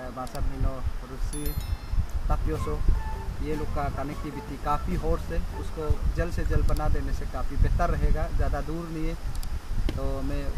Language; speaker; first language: Hindi; non-native, local second language; Nyishi